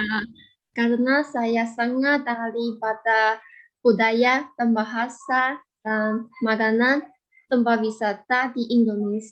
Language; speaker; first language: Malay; non-native, fluent; Chinese